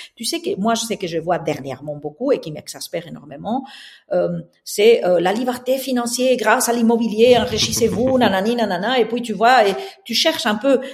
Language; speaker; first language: French; non-native, fluent; Spanish